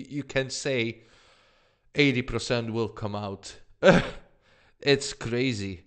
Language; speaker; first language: English; non-native, fluent; Dutch